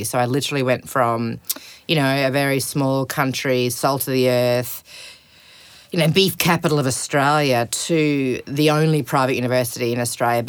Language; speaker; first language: English; native; English